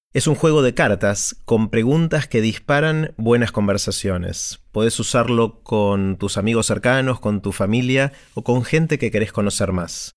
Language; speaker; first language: Spanish; native; Spanish